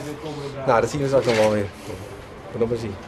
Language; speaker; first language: Dutch; native; Dutch